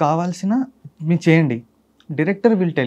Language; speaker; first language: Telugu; non-native, fluent; Malayalam